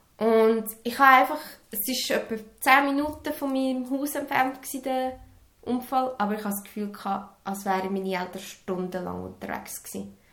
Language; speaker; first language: German; early bilingual, other home language; Serbian